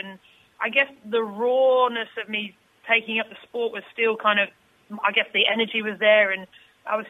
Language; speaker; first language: English; native; English